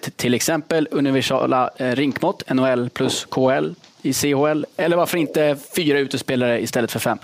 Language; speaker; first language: Swedish; native; Swedish